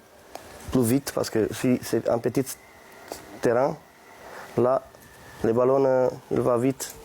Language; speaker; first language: French; non-native, fluent; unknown